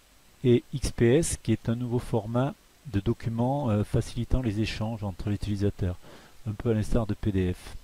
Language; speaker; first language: French; native; French